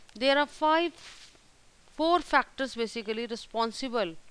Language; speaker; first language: English; non-native, local second language; Hindi